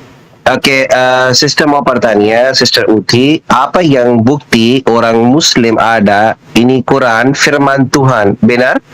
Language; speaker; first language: Indonesian; non-native, learner; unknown